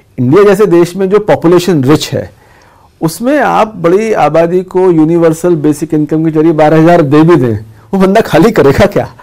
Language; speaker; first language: Hindi; native; Hindi